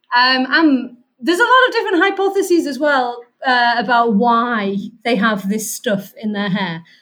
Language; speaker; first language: English; native; English